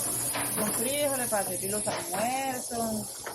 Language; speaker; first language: Spanish; native; Spanish